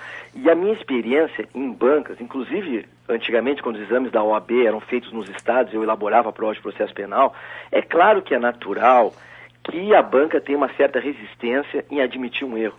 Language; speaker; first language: Portuguese; native; Portuguese